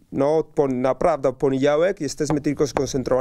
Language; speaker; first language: Polish; non-native, learner; Spanish